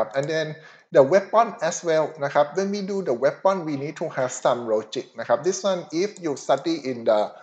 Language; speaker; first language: English; non-native, fluent; Thai